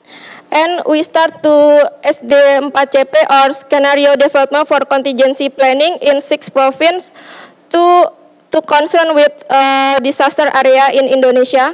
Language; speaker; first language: English; non-native, learner; Indonesian